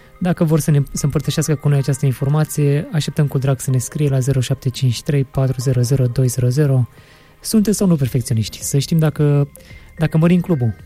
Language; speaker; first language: Romanian; native; Romanian